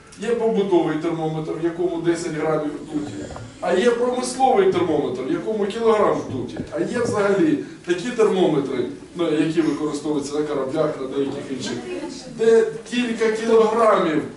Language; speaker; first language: Ukrainian; native; Ukrainian